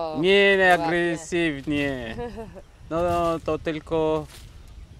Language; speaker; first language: Polish; non-native, learner; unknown